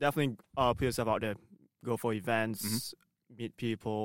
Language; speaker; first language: English; non-native, local second language; Cantonese